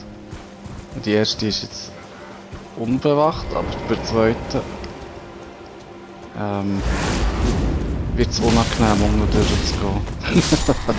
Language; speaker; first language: German; native; German